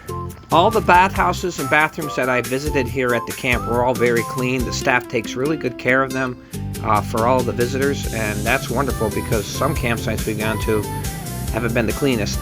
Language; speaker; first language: English; native; English